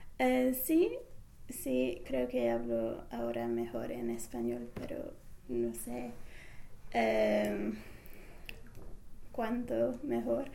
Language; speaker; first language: Spanish; non-native, fluent; English